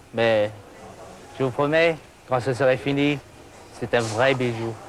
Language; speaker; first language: French; non-native, fluent; Vietnamese